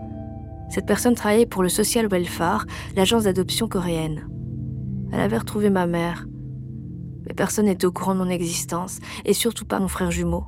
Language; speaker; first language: French; native; French